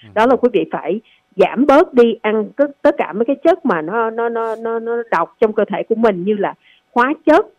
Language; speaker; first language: Vietnamese; native; Vietnamese